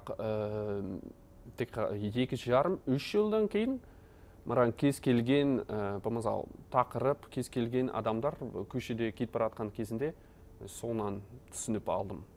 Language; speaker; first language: Kazakh; non-native, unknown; Dutch